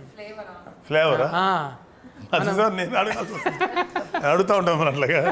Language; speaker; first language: Telugu; native; Telugu